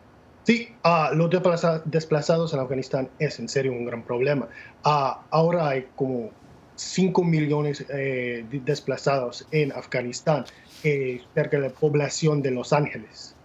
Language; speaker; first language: Spanish; non-native, fluent; English